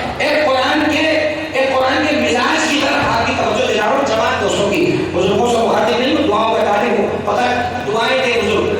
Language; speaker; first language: Urdu; native; Urdu